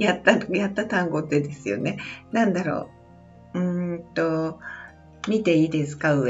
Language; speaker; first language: Japanese; non-native, learner; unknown